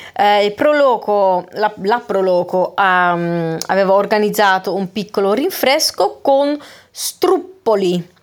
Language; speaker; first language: Italian; non-native, fluent; Dutch